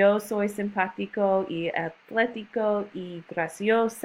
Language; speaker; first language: Spanish; non-native, fluent; English